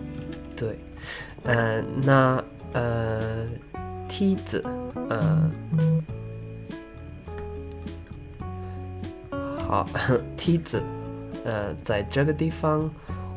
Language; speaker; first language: Chinese; early bilingual, heritage; Chinese